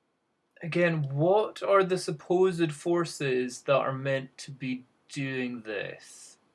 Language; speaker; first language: English; native; English